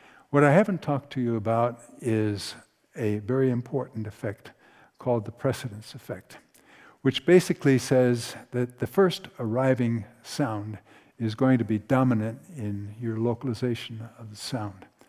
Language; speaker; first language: English; native; English